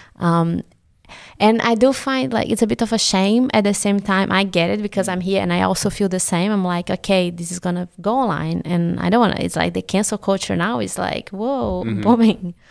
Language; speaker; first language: English; non-native, fluent; Portuguese